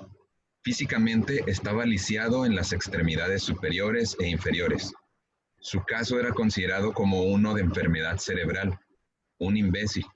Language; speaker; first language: Spanish; native; Spanish